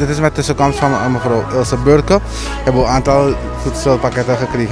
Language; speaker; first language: Dutch; native; Dutch